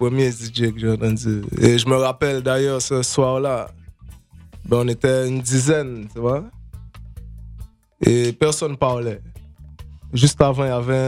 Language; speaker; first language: French; native; French